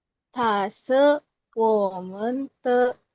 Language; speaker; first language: Chinese; non-native, learner; Indonesian